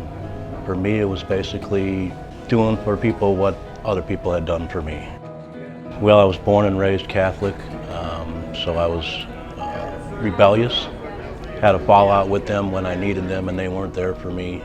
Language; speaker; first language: English; native; English